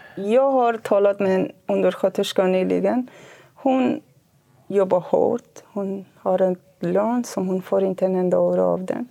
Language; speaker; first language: Swedish; non-native, fluent; Kurdish